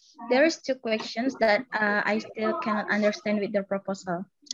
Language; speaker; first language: English; non-native, learner; Indonesian